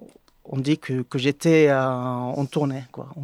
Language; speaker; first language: French; non-native, learner; Arabic